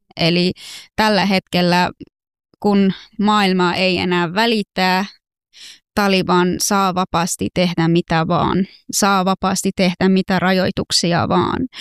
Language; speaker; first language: Finnish; non-native, fluent; Persian